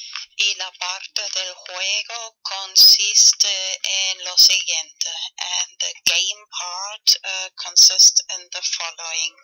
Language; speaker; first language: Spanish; non-native, fluent; German